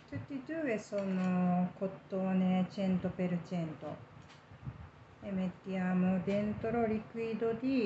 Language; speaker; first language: Italian; non-native, learner; Japanese